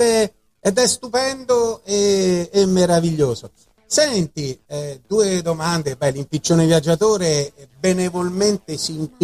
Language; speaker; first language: Italian; native; Italian